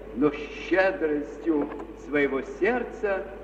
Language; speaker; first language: Russian; native; Russian